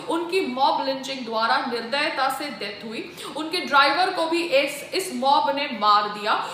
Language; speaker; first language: Hindi; native; Hindi